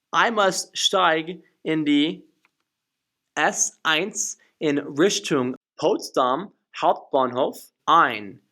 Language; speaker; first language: German; non-native, fluent; English